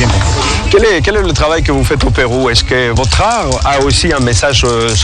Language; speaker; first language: French; native; French